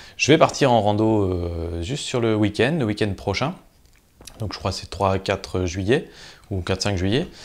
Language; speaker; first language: French; native; French